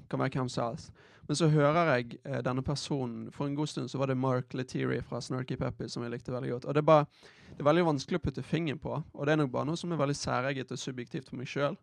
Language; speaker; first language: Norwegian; native; Norwegian